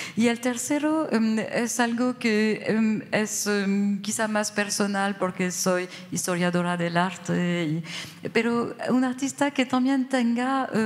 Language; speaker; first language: Spanish; non-native, fluent; French